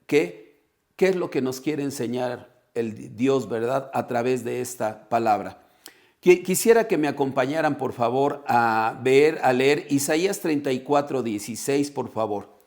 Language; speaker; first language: Spanish; native; Spanish